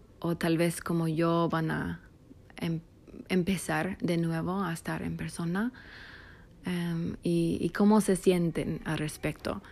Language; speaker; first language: Spanish; non-native, fluent; English